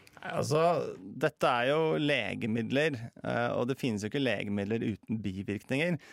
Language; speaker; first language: Norwegian; native; Norwegian